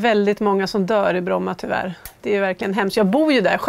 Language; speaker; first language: Swedish; native; Swedish